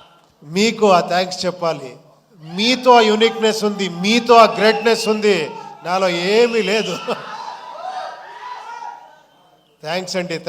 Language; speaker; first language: Telugu; non-native, local second language; Kannada